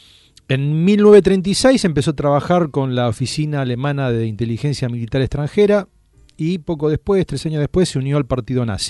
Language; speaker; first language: Spanish; native; Spanish